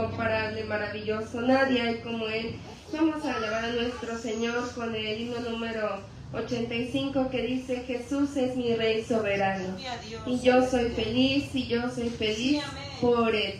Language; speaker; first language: Spanish; native; Spanish